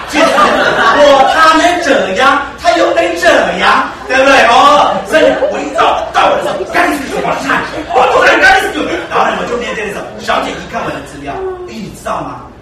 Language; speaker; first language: Chinese; early bilingual, heritage; Chinese